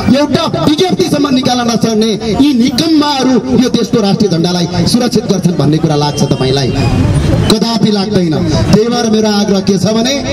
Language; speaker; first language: Nepali; native; Nepali